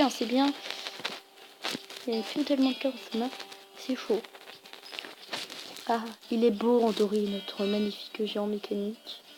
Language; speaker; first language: French; native; French